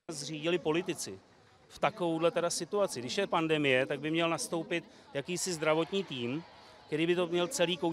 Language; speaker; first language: Czech; native; Czech